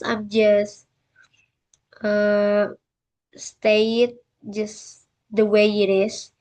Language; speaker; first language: English; non-native, learner; Indonesian